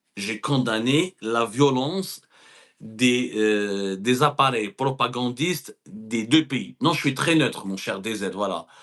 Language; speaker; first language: French; non-native, local second language; Arabic